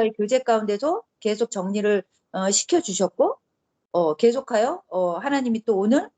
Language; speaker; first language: Korean; native; Korean